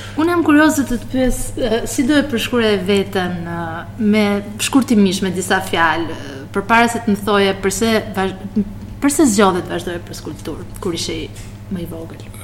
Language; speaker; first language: Albanian; native; Albanian